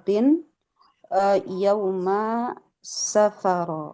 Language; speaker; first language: Arabic; non-native, learner; Indonesian